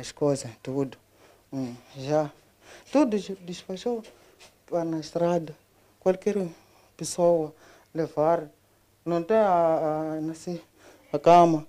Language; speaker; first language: Portuguese; non-native, learner; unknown